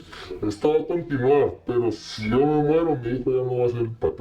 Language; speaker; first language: Spanish; native; Spanish